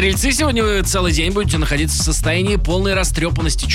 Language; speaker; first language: Russian; native; Russian